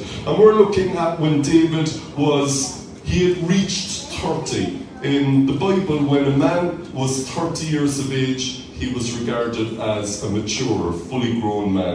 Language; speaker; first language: English; native; English